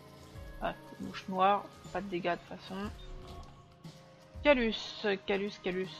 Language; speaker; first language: French; native; French